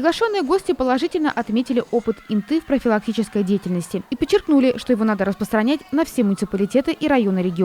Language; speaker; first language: Russian; native; Russian